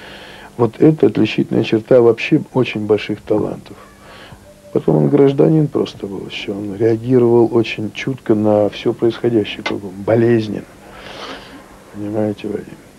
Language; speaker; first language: Russian; native; Russian